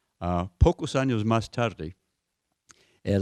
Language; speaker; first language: Spanish; non-native, fluent; English